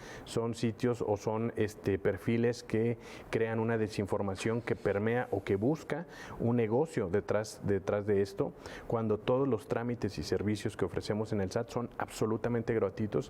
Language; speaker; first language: Spanish; native; Spanish